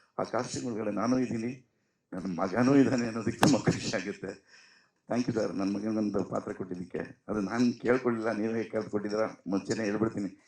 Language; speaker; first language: Kannada; native; Kannada